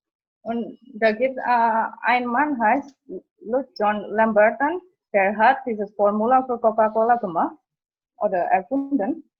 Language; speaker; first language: German; non-native, fluent; Indonesian